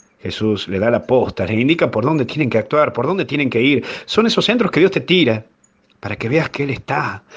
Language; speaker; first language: Spanish; native; Spanish